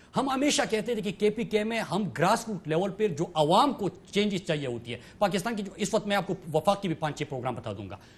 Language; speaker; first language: Urdu; non-native, local second language; Pashto